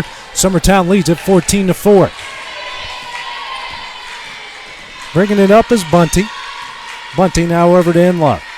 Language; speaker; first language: English; native; English